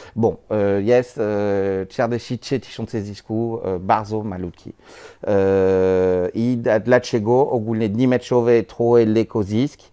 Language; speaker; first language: Polish; non-native, learner; French